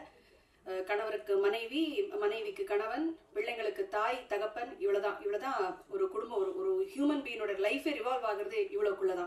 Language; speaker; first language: Tamil; native; Tamil